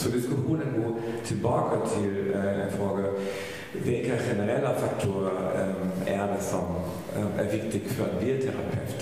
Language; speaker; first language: Swedish; non-native, fluent; German